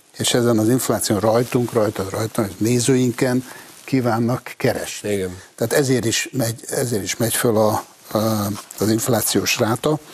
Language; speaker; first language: Hungarian; native; Hungarian